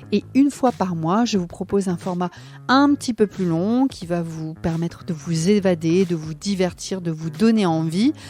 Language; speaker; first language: French; native; French